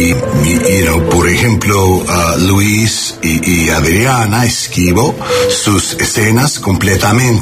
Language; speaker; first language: Spanish; non-native, learner; English